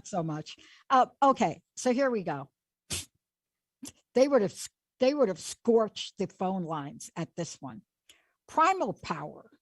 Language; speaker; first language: English; native; English